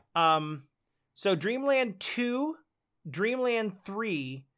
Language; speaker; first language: English; native; English